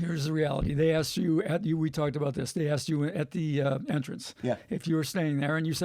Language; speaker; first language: English; native; English